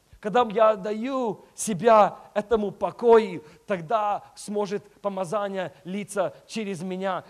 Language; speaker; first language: Russian; early bilingual, heritage; Russian